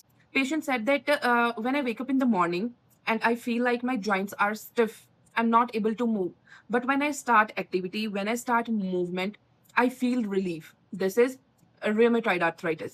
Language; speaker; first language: English; non-native, local second language; Punjabi